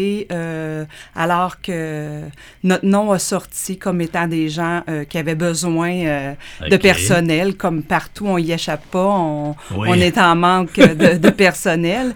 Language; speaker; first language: French; native; French